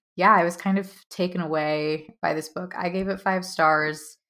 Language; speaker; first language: English; early bilingual, other home language; Hindi